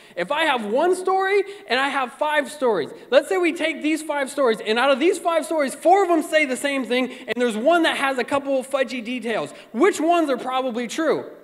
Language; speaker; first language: English; native; English